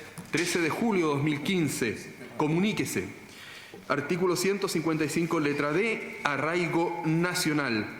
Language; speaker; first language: Spanish; native; Spanish